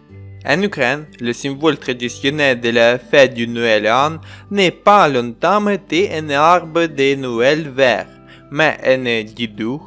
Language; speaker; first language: French; non-native, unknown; Ukrainian